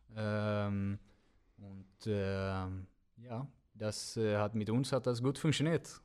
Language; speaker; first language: German; non-native, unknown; Swedish